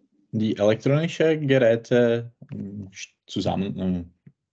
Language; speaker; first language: German; non-native, learner; Czech